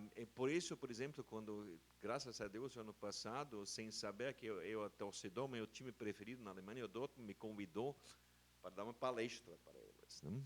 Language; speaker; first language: Portuguese; non-native, fluent; German